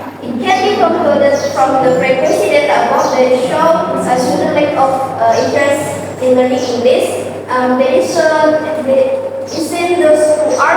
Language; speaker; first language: English; non-native, learner; Indonesian